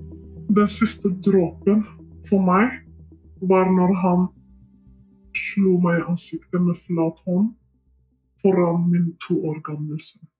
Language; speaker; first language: Norwegian; non-native, fluent; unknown